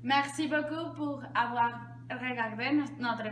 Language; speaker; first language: French; non-native, learner; Spanish